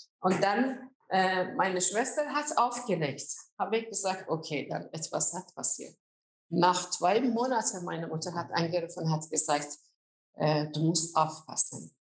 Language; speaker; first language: German; non-native, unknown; Azerbaijani